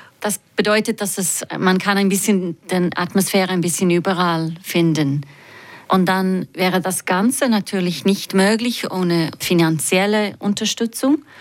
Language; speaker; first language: German; non-native, fluent; English